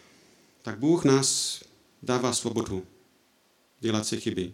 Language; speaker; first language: Czech; non-native, fluent; English